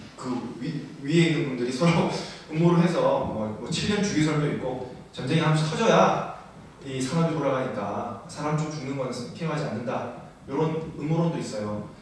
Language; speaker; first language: Korean; native; Korean